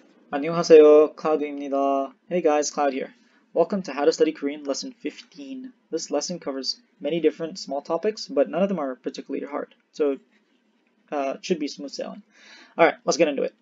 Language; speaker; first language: English; native; English